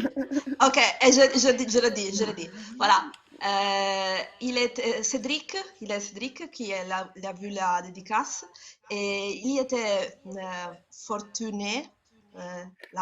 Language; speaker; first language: French; non-native, learner; Italian